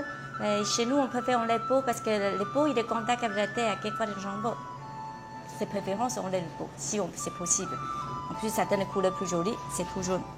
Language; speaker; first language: French; non-native, fluent; Chinese